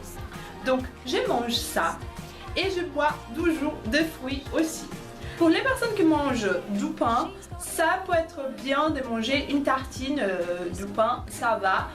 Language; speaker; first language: French; non-native, fluent; Portuguese